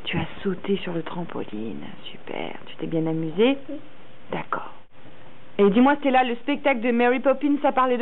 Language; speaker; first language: French; native; French